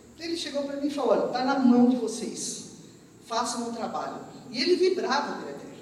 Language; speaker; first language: Portuguese; early bilingual, other home language; Armenian